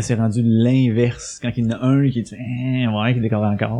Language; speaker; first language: French; native; French